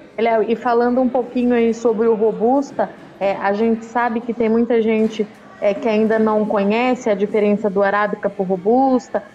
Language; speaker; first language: Portuguese; native; Portuguese